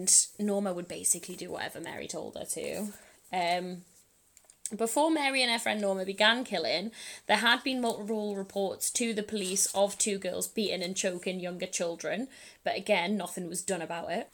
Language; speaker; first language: English; native; English